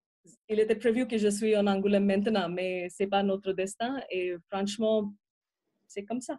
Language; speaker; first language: French; non-native, fluent; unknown